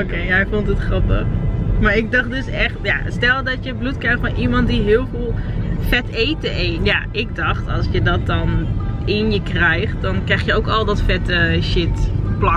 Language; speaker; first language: Dutch; native; Dutch